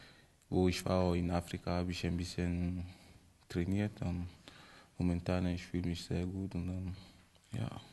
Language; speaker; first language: German; non-native, learner; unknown